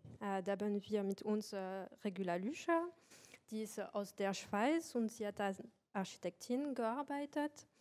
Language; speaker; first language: German; non-native, fluent; French